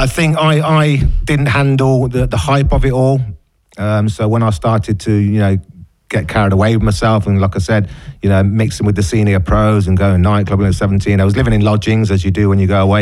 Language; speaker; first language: English; native; English